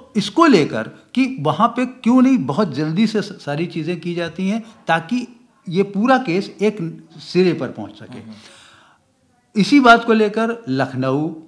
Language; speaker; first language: Hindi; native; Hindi